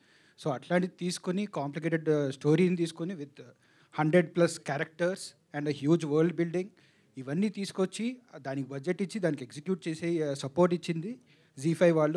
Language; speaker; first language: Telugu; native; Telugu